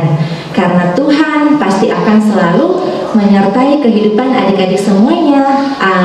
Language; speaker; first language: Indonesian; native; Indonesian